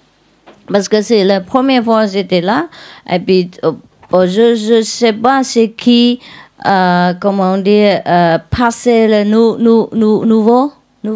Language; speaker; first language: French; non-native, learner; Vietnamese